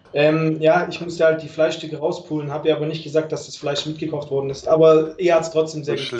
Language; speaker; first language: German; native; German